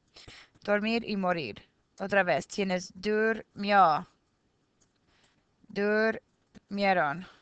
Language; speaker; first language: Spanish; non-native, fluent; English